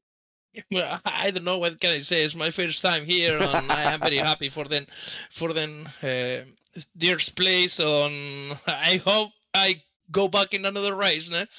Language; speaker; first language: English; non-native, learner; Spanish